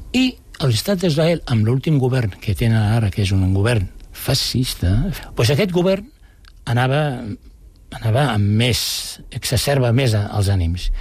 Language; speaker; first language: Catalan; non-native, fluent; Arabic